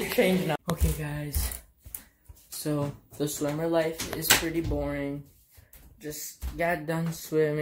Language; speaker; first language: English; native; English